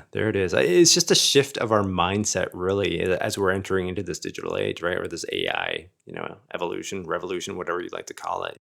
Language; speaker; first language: English; native; English